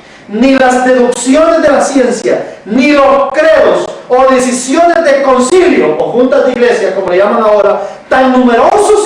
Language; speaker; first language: Spanish; native; Spanish